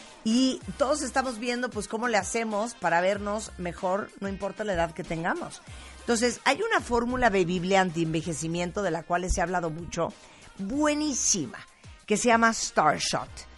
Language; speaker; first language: Spanish; native; Spanish